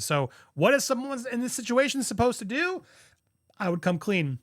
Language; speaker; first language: English; native; English